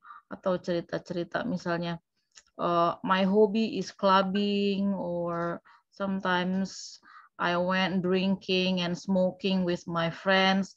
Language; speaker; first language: English; non-native, fluent; Indonesian